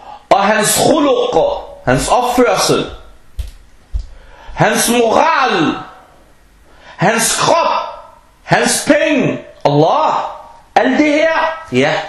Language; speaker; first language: Danish; non-native, fluent; Arabic